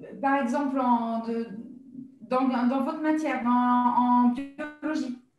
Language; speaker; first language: French; native; French